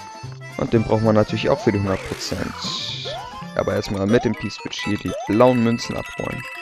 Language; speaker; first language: German; native; German